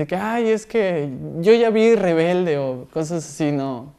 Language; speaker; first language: Spanish; native; Spanish